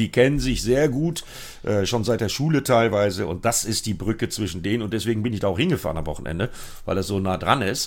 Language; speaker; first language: German; native; German